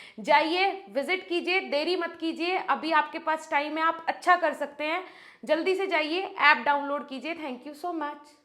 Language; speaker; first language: Hindi; native; Hindi